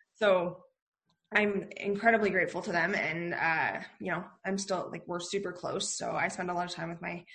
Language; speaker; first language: English; native; English